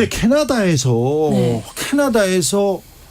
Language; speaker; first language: Korean; native; Korean